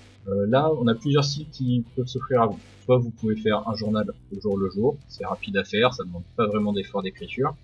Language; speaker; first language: French; native; French